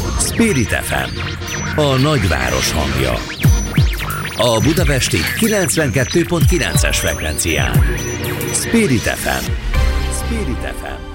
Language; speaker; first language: Hungarian; native; Hungarian